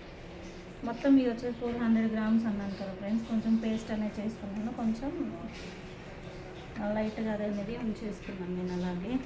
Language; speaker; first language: Telugu; native; Telugu